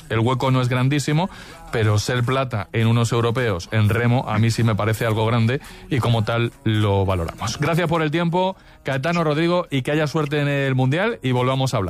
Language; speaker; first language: Spanish; native; Spanish